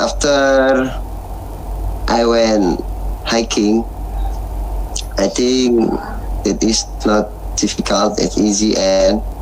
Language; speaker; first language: English; non-native, learner; Indonesian